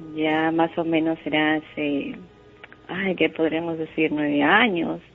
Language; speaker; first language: Spanish; native; Spanish